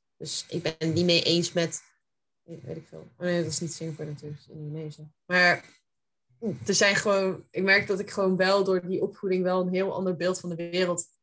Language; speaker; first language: Dutch; early bilingual, heritage; Dutch